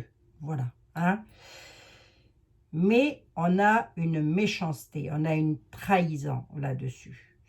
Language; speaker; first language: French; native; French